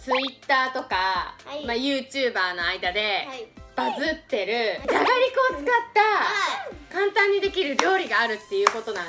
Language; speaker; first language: Japanese; native; Japanese